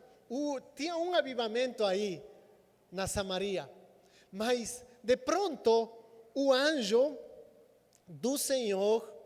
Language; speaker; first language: Portuguese; non-native, fluent; Spanish